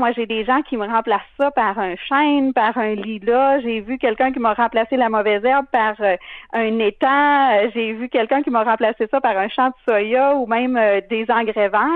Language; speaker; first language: French; native; French